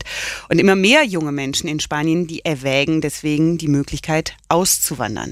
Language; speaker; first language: German; native; German